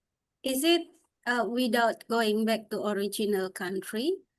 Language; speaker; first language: English; non-native, learner; Indonesian